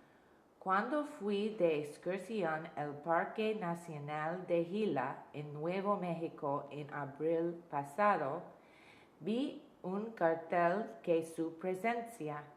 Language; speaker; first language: Spanish; non-native, learner; English